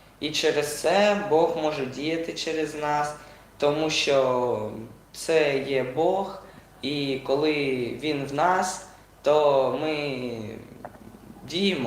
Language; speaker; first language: Ukrainian; non-native, local second language; Russian